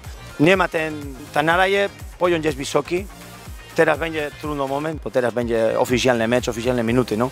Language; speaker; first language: Polish; non-native, learner; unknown